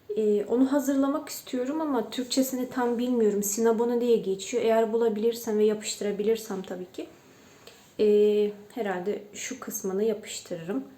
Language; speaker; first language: Turkish; non-native, fluent; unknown